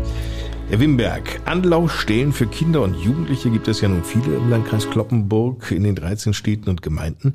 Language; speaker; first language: German; native; German